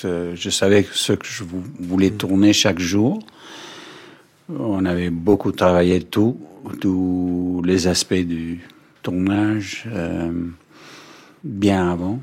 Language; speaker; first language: French; non-native, fluent; English